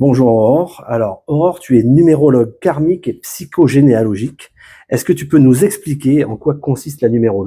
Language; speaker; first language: French; native; French